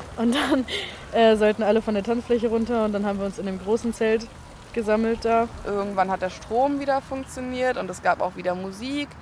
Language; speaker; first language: German; native; German